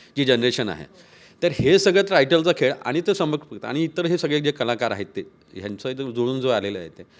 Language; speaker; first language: Marathi; native; Marathi